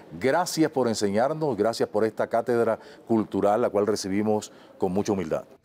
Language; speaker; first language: Spanish; native; Spanish